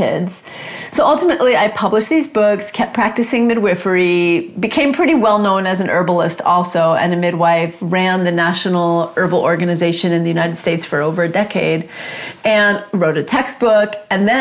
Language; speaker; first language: English; native; English